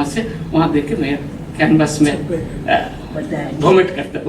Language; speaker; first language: Hindi; non-native, local second language; Bangla